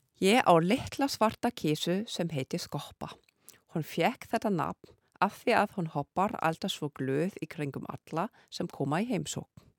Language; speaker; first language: Icelandic; non-native, fluent; German